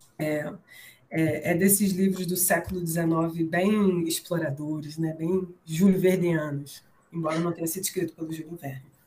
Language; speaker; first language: Portuguese; native; Portuguese